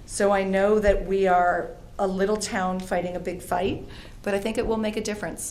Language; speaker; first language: English; native; English